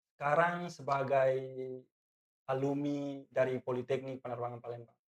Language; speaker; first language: Indonesian; non-native, fluent; Tetum